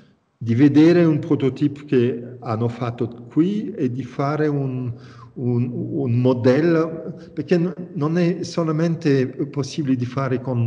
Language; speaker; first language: Italian; non-native, learner; French